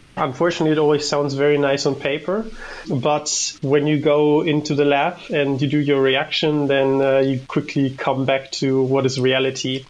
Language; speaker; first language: English; non-native, fluent; German